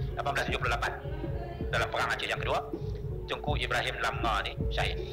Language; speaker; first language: Malay; native; Malay